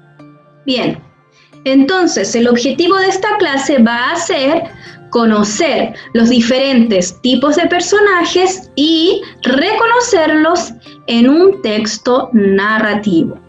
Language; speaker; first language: Spanish; native; Spanish